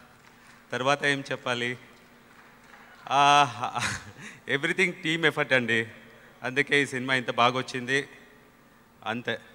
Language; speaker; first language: Telugu; non-native, learner; Kannada